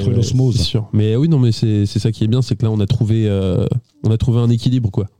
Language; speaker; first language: French; early bilingual, other home language; Italian